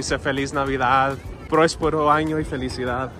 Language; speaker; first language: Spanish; early bilingual, heritage; English